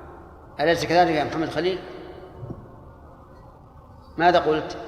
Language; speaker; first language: Arabic; native; Arabic